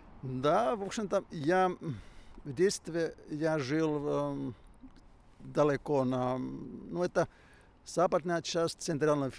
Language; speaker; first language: Russian; non-native, fluent; Finnish